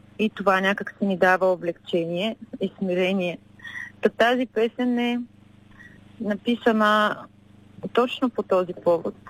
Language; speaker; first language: Bulgarian; native; Bulgarian